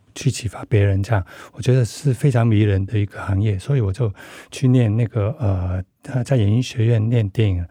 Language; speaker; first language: Chinese; non-native, local second language; Cantonese